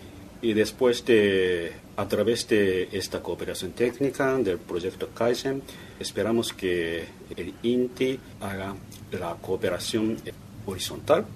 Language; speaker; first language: Spanish; non-native, fluent; Japanese